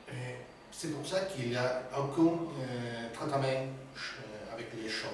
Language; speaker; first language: French; non-native, learner; Spanish